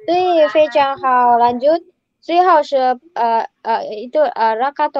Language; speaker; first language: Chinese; non-native, fluent; Indonesian